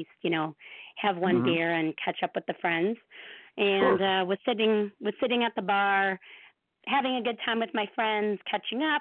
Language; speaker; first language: English; native; English